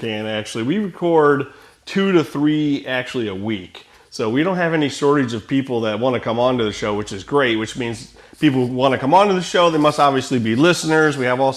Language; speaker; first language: English; native; English